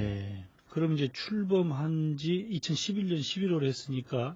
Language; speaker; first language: Korean; native; Korean